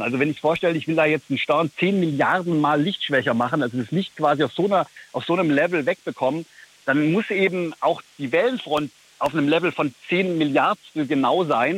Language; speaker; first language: German; native; German